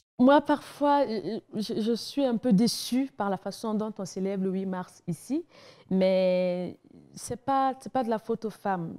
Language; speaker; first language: French; non-native, local second language; Mossi